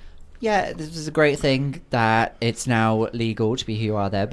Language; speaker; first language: English; native; English